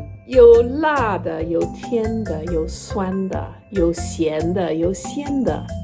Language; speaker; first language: Chinese; non-native, fluent; English